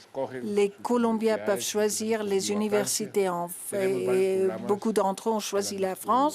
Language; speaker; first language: French; non-native, fluent; Spanish